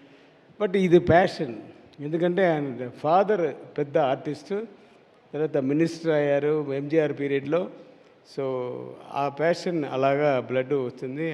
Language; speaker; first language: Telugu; non-native, learner; Tamil